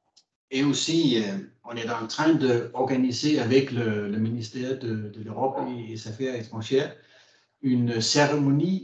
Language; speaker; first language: French; non-native, fluent; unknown